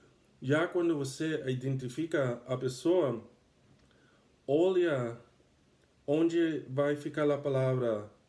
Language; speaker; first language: Portuguese; non-native, fluent; English